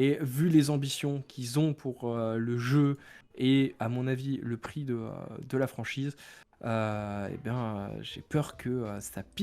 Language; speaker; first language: French; native; French